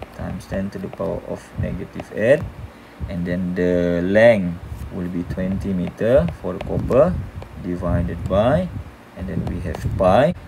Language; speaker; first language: English; non-native, local second language; Malay